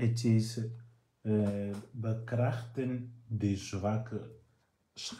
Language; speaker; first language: Dutch; non-native, fluent; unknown